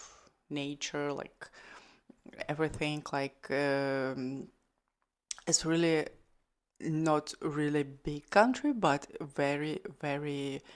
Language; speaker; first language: English; non-native, fluent; Georgian